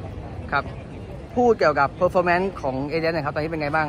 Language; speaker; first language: Thai; native; Thai